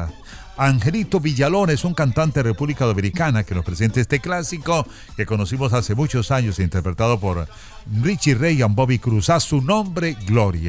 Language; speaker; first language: Spanish; native; Spanish